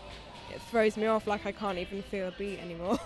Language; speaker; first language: English; native; English